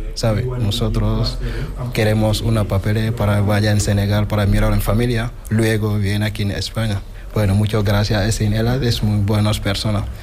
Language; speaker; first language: Spanish; non-native, learner; Wolof